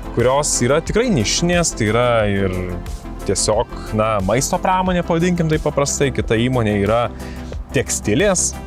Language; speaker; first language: Lithuanian; native; Lithuanian